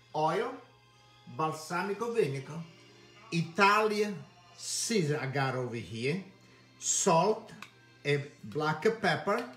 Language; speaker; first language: English; non-native, learner; Italian